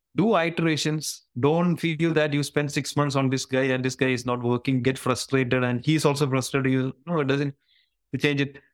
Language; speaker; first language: English; non-native, local second language; Malayalam